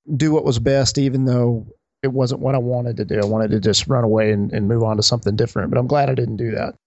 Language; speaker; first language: English; native; English